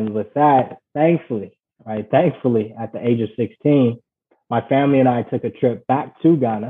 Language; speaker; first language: English; early bilingual, other home language; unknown